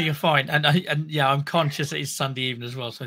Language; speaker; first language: English; native; English